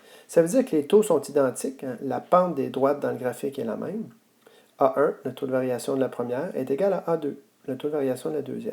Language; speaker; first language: French; native; French